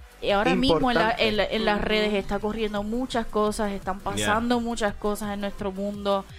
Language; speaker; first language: Spanish; native; Spanish